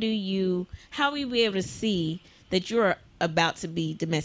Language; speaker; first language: English; native; English